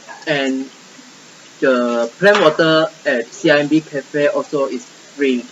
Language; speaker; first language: English; non-native, local second language; Malay